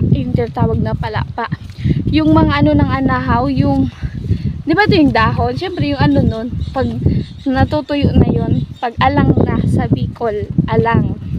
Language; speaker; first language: Filipino; non-native, local second language; Bikol